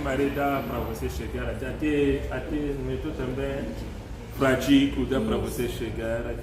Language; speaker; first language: Portuguese; non-native, learner; Luba-Lulua